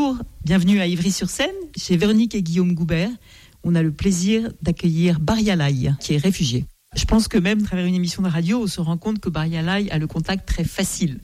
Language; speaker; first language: French; native; French